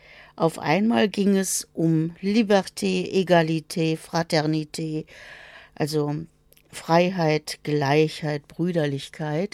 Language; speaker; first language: German; native; German